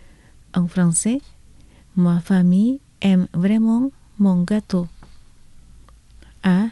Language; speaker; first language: French; non-native, fluent; Indonesian